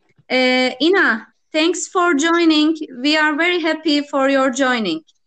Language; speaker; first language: English; non-native, learner; Turkish